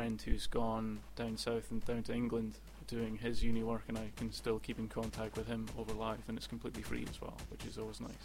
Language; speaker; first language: English; native; English